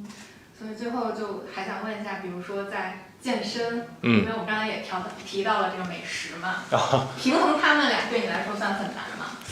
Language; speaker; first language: Chinese; native; Chinese